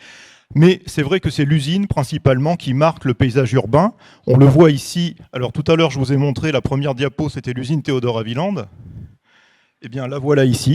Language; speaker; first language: French; native; French